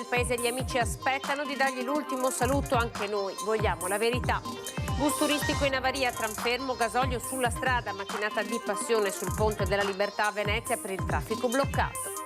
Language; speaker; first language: Italian; native; Italian